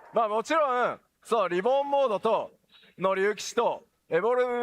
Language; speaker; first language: Japanese; native; Japanese